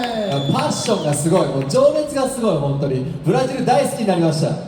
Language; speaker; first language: Japanese; native; Japanese